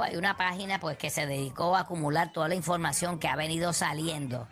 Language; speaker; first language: Spanish; native; Spanish